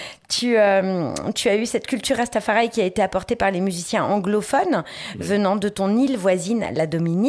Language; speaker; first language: French; native; French